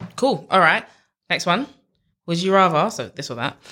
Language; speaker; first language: English; native; English